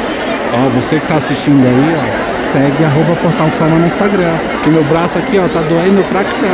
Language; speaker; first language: Portuguese; native; Portuguese